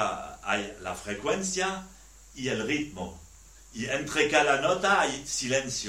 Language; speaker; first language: Spanish; non-native, learner; French